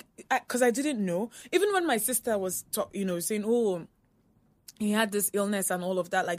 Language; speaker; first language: English; non-native, local second language; Igbo